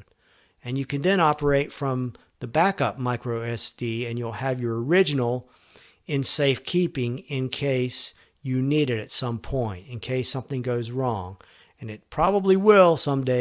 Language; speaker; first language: English; native; English